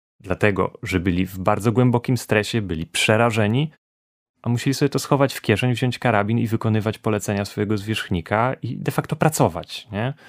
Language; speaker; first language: Polish; native; Polish